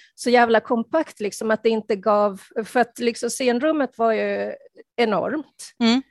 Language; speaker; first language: Swedish; early bilingual, heritage; Spanish